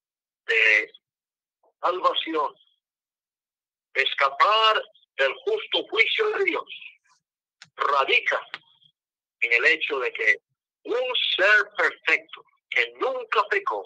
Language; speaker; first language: Spanish; non-native, fluent; English